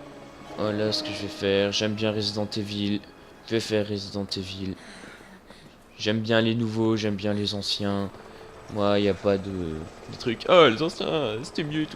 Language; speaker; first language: French; native; French